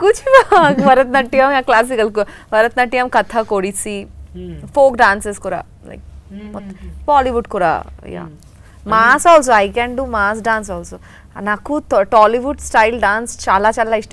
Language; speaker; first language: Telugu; non-native, learner; Bangla